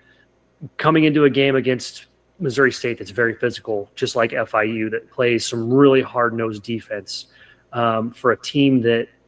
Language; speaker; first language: English; native; English